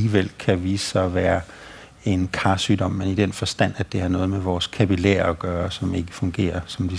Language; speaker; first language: Danish; native; Danish